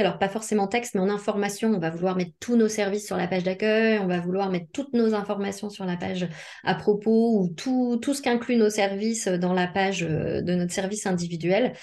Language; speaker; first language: French; native; French